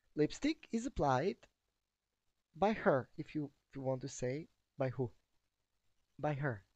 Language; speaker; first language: English; non-native, fluent; Albanian